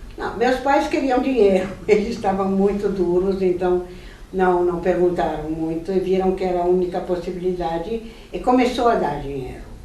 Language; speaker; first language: Portuguese; non-native, fluent; German